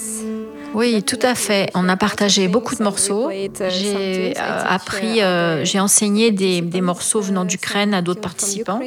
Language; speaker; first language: French; non-native, fluent; Ukrainian